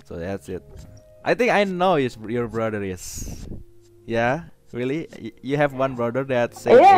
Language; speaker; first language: English; non-native, learner; Indonesian